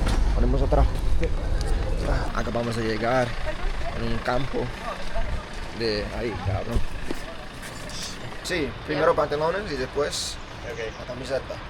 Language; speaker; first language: Spanish; non-native, learner; English